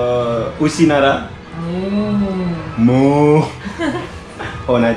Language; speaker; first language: Japanese; non-native, learner; Indonesian